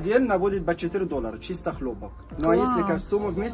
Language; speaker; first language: Russian; non-native, learner; Arabic